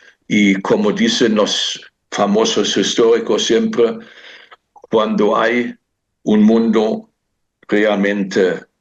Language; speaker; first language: Spanish; non-native, fluent; German